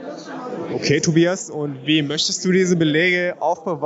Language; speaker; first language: German; native; German